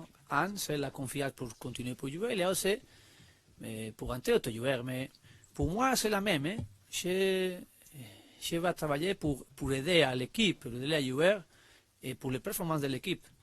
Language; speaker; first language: French; non-native, learner; Spanish